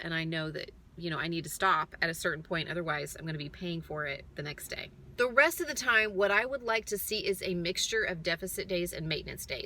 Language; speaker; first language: English; native; English